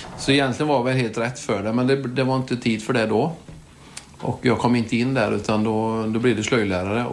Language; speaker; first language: Swedish; native; Swedish